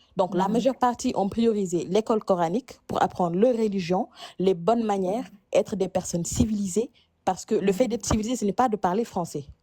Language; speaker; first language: French; non-native, local second language; Wolof